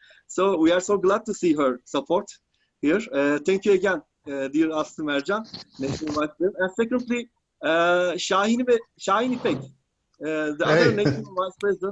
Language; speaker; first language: English; non-native, fluent; Turkish